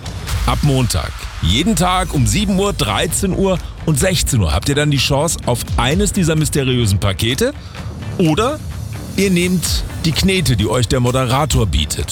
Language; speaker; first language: German; native; German